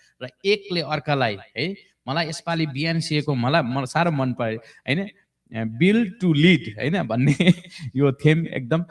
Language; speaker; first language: Nepali; native; Nepali